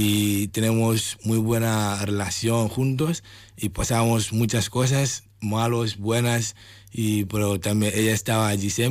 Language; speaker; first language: Spanish; non-native, learner; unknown